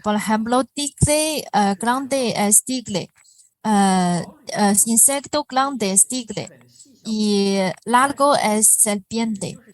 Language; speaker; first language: Spanish; non-native, fluent; Chinese